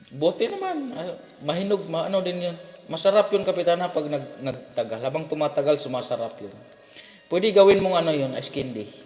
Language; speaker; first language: Filipino; native; Filipino